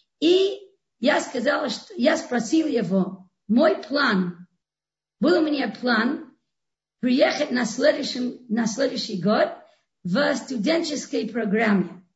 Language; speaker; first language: Russian; non-native, fluent; English